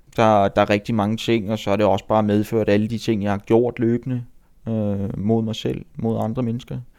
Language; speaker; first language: Danish; native; Danish